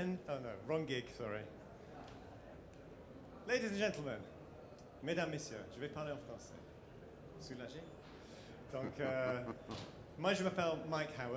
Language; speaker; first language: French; non-native, fluent; English